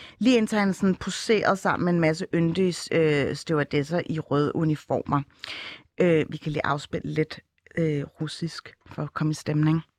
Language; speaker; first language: Danish; early bilingual, other home language; Arabic